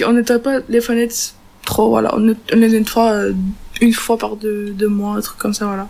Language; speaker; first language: French; non-native, learner; Turkish